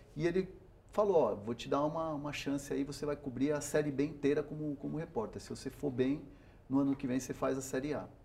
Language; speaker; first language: Portuguese; non-native, local second language; Spanish